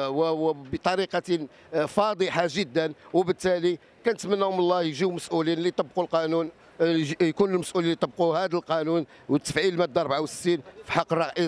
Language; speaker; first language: Arabic; native; Arabic